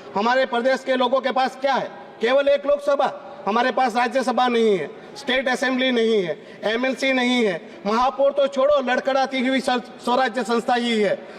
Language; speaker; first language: Hindi; non-native, local second language; Gujarati